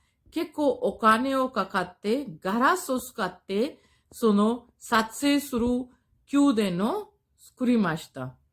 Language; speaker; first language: Japanese; non-native, fluent; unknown